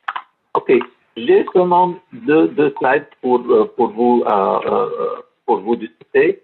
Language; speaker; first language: French; non-native, learner; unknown